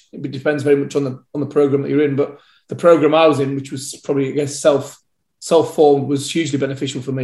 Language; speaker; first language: English; native; English